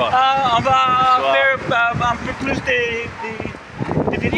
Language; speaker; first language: French; non-native, fluent; English